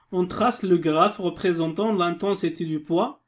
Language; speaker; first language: French; non-native, local second language; Arabic